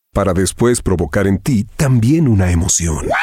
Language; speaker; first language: Spanish; native; Spanish